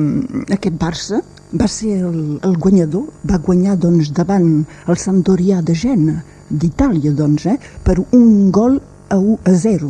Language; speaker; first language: Catalan; native; Catalan